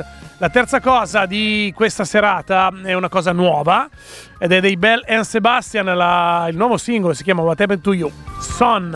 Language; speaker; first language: Italian; native; Italian